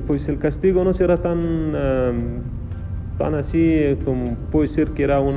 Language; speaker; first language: Spanish; non-native, fluent; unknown